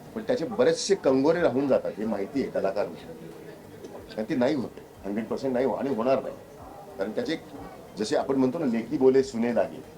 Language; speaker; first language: Marathi; native; Marathi